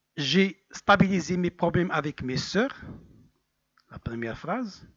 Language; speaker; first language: French; non-native, local second language; Arabic